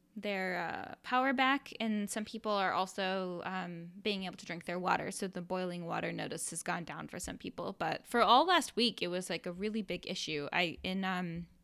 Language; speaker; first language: English; native; English